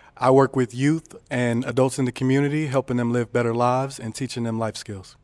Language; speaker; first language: English; native; English